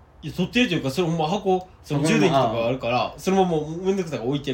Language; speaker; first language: Japanese; native; Japanese